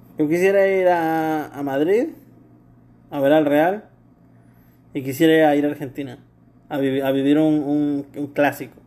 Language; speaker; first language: Spanish; native; Spanish